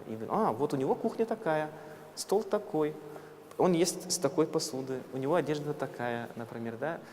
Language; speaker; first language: Russian; non-native, local second language; Yakut